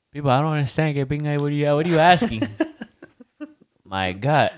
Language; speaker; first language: English; early bilingual, other home language; Spanish